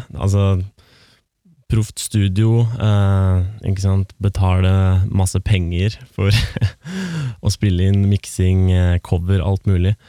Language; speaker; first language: Norwegian; native; Norwegian